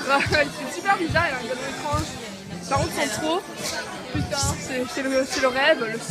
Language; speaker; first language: French; native; French